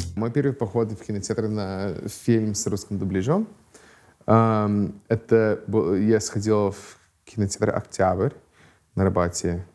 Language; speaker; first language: Russian; non-native, fluent; English